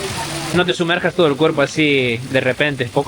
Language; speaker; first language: Spanish; native; Spanish